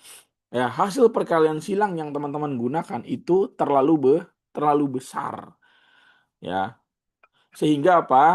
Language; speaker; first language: Indonesian; native; Indonesian